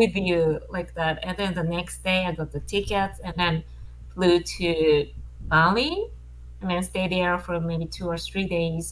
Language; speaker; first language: English; non-native, learner; Japanese